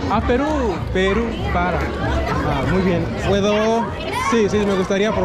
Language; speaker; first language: Spanish; non-native, learner; Swahili